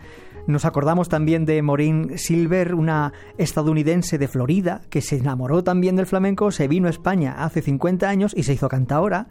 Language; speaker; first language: Spanish; native; Spanish